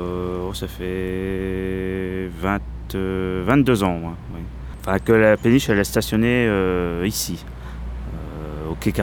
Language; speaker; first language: French; native; French